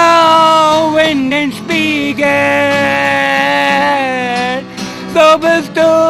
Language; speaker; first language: German; native; German